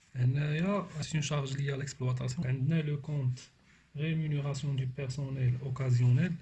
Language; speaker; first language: French; non-native, local second language; Arabic